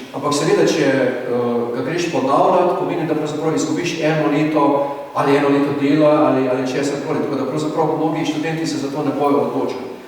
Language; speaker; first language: Slovenian; native; Slovenian